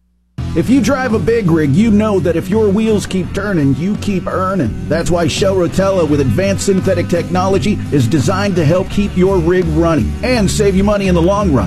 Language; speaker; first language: English; native; English